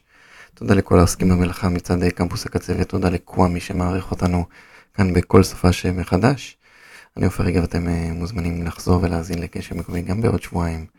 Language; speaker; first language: Hebrew; native; Hebrew